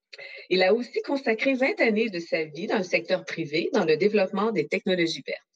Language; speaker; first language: French; native; French